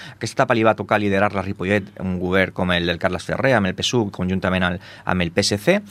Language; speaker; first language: Catalan; non-native, local second language; Spanish